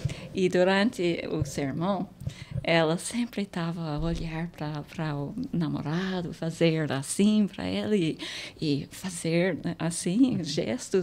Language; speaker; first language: Portuguese; non-native, fluent; English